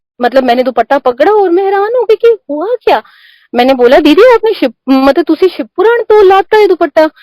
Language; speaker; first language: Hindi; non-native, local second language; Punjabi